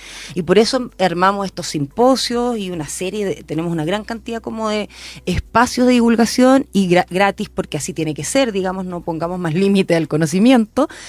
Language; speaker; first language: Spanish; native; Spanish